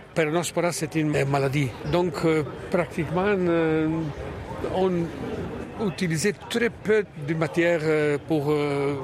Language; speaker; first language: French; non-native, learner; Croatian